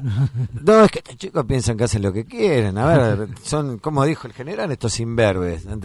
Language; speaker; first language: Spanish; native; Spanish